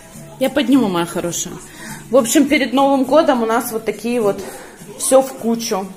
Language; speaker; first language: Russian; native; Russian